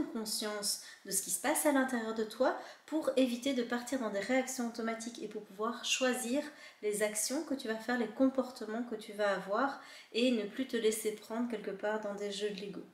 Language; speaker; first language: French; native; French